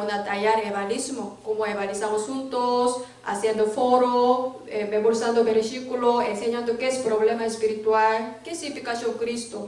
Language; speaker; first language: Spanish; non-native, learner; Korean